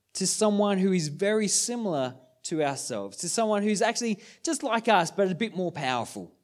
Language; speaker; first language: English; native; English